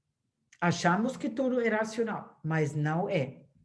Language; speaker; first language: Portuguese; non-native, fluent; German